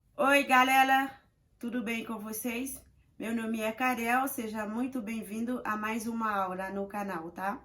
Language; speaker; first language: Portuguese; non-native, fluent; Haitian Creole